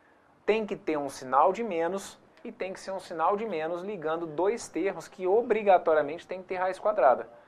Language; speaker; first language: Portuguese; native; Portuguese